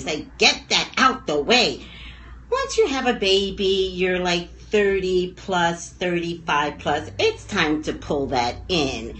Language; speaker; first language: English; native; English